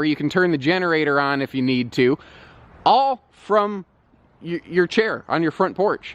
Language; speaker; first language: English; native; English